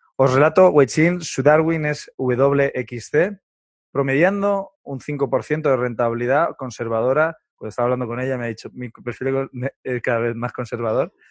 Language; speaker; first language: Spanish; native; Spanish